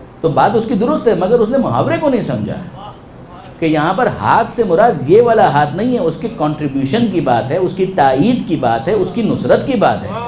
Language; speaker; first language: Urdu; non-native, local second language; Gujarati